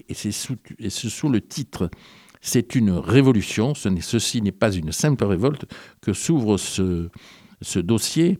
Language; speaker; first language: French; native; French